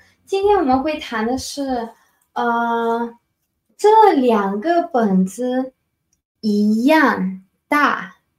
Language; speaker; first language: Chinese; non-native, learner; Spanish